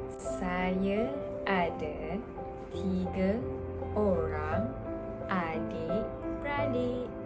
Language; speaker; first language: Malay; non-native, local second language; Tamil